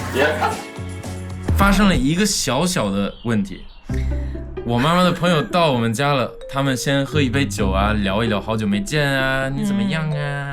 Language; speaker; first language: Chinese; non-native, local second language; English